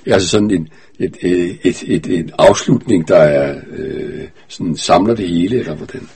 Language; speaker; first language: Danish; native; Danish